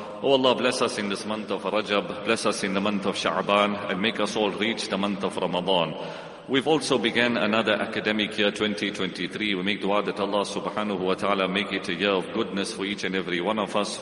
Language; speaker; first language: English; native; English